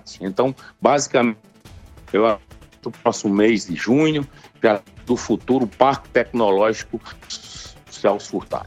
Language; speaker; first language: Portuguese; native; Portuguese